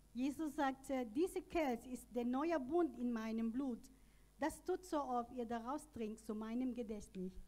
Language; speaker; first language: German; non-native, learner; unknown